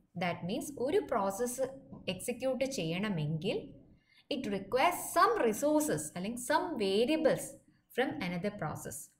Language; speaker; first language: English; non-native, local second language; Malayalam